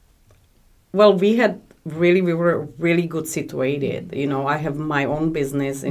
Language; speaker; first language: English; non-native, learner; Czech